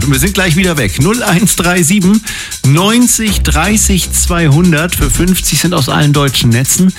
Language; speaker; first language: German; native; German